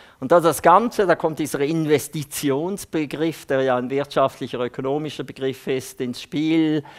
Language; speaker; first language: German; native; German